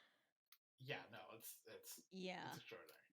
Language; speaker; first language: English; native; English